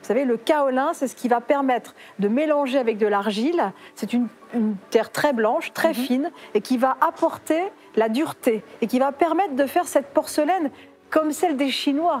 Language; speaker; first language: French; native; French